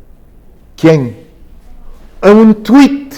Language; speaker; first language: Spanish; non-native, fluent; Haitian Creole